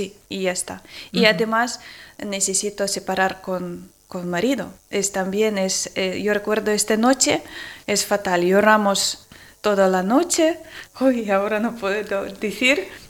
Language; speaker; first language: Spanish; non-native, learner; Ukrainian